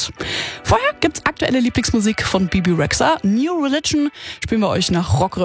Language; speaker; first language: German; native; German